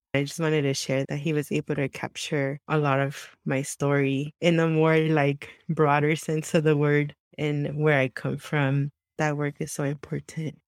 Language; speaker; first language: English; early bilingual, other home language; Spanish